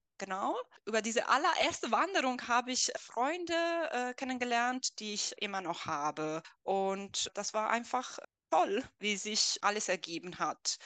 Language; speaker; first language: German; non-native, fluent; Italian